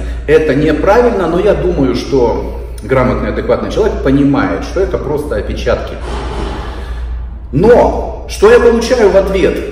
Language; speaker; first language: Russian; native; Russian